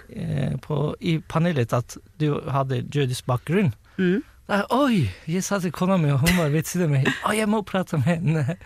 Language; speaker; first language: Norwegian; non-native, fluent; Turkish